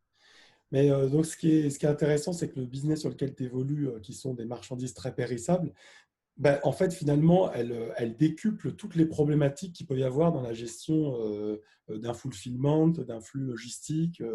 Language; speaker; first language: French; native; French